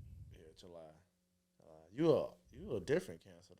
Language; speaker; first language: English; native; English